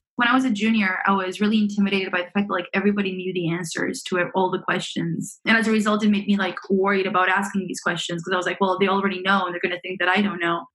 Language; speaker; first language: English; early bilingual, other home language; Romanian